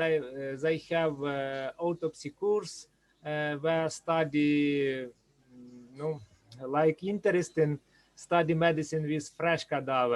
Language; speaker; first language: English; non-native, learner; Ukrainian